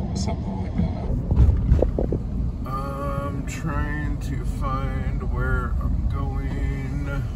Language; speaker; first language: English; native; English